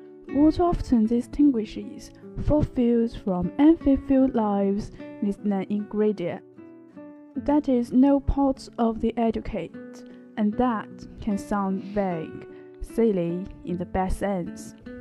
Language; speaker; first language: English; non-native, learner; Chinese